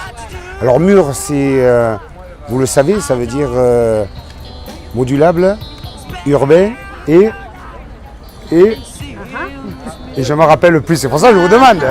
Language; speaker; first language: French; native; French